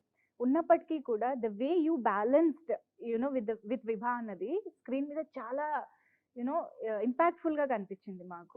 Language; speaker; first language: Telugu; native; Telugu